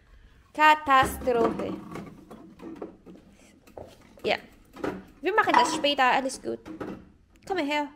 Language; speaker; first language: German; non-native, learner; Filipino